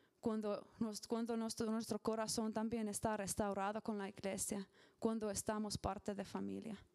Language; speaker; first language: Spanish; non-native, learner; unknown